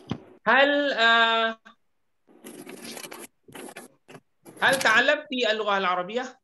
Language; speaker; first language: Arabic; non-native, fluent; Malay